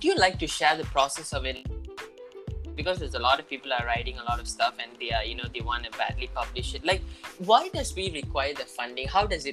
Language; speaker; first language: English; non-native, local second language; Tamil